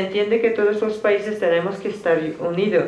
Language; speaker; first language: Spanish; native; Spanish